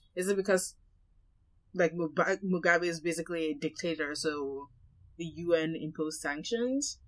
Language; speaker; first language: English; non-native, local second language; Yoruba